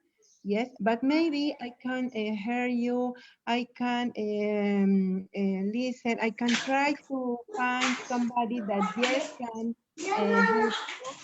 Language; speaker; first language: English; non-native, learner; Spanish